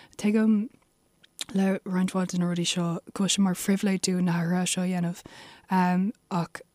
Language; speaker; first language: Irish; non-native, local second language; English